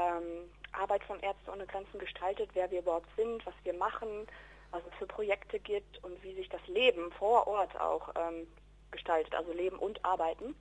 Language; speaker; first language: German; native; German